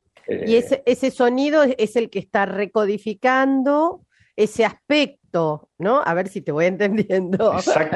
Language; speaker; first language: Spanish; native; Spanish